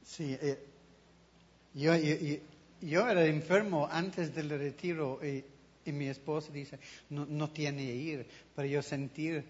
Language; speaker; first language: Spanish; non-native, learner; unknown